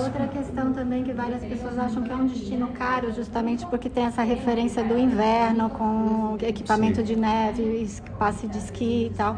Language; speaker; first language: Portuguese; native; Portuguese